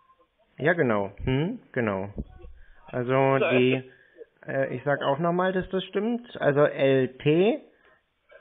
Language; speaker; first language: German; native; German